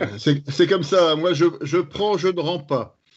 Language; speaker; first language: French; native; French